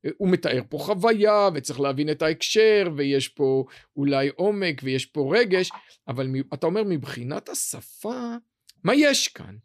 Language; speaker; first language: Hebrew; native; Hebrew